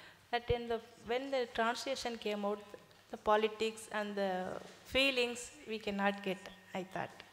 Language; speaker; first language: English; non-native, local second language; Tamil